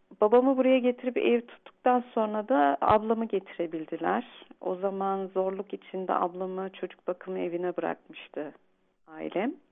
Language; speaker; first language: Turkish; early bilingual, heritage; Turkish